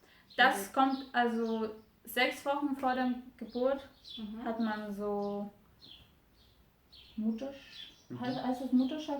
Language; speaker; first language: German; non-native, fluent; Romanian